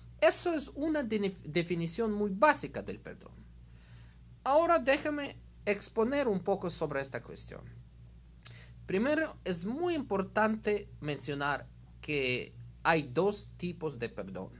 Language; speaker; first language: Spanish; non-native, fluent; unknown